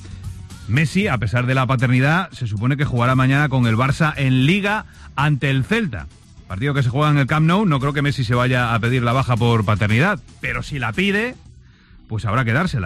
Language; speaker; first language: Spanish; native; Spanish